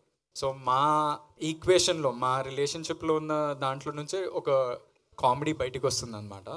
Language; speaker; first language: Telugu; native; Telugu